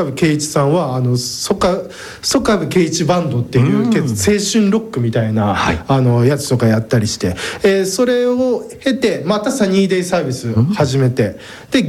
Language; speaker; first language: Japanese; native; Japanese